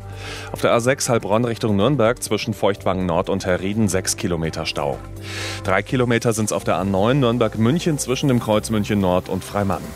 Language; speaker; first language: German; native; German